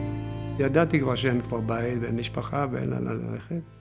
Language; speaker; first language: Hebrew; early bilingual, other home language; Yiddish